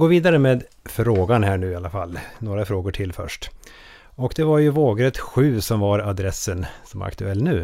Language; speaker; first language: Swedish; native; Swedish